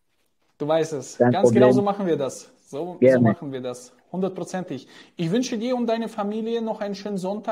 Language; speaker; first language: German; native; German